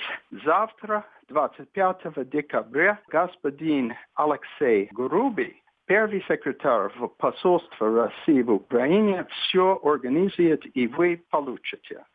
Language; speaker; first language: Russian; non-native, fluent; English